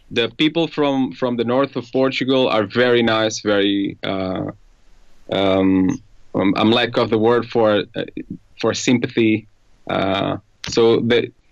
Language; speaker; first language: English; non-native, fluent; Portuguese